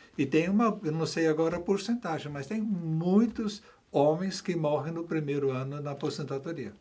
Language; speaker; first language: Portuguese; non-native, fluent; German